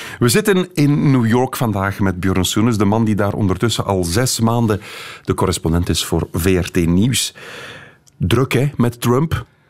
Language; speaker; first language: Dutch; native; Dutch